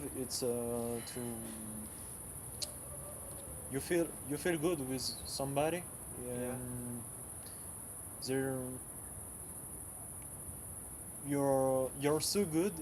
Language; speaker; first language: English; non-native, learner; French